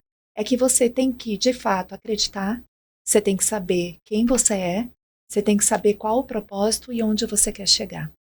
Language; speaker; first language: Portuguese; native; Portuguese